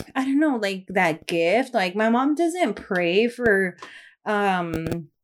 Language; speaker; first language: English; native; English